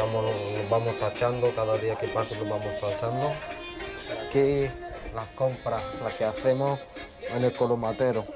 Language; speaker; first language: Spanish; early bilingual, other home language; Arabic